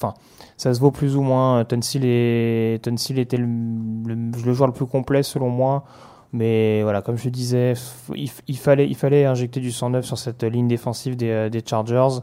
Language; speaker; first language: French; native; French